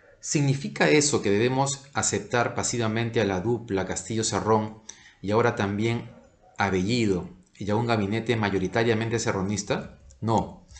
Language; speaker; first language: Spanish; native; Spanish